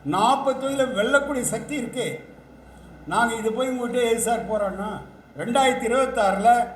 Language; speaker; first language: Tamil; non-native, local second language; Telugu